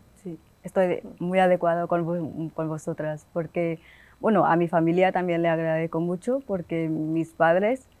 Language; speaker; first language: Spanish; non-native, fluent; Vietnamese